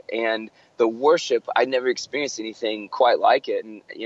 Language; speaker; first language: English; native; English